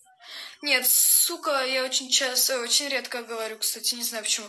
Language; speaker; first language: Russian; native; Russian